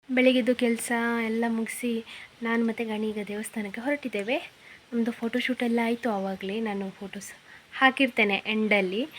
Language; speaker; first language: Kannada; non-native, local second language; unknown